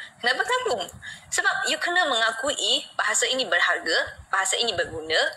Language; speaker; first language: Malay; non-native, fluent; Chinese